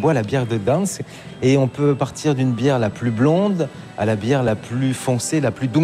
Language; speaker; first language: French; native; French